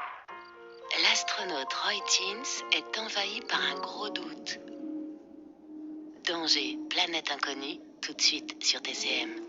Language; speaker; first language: French; native; French